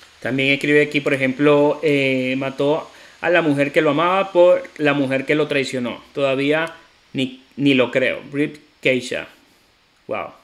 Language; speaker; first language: Spanish; native; Spanish